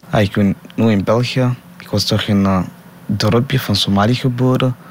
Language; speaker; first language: Dutch; non-native, learner; Somali